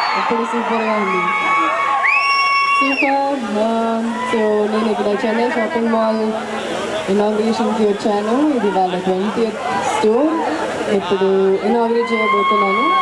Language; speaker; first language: Telugu; non-native, fluent; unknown